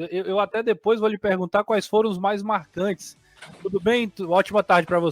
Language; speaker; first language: Portuguese; native; Portuguese